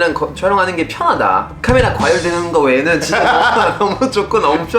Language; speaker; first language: Korean; non-native, fluent; French